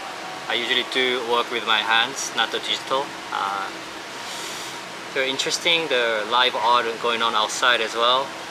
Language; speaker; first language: English; non-native, fluent; Korean